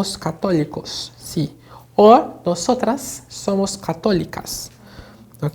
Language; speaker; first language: Spanish; non-native, fluent; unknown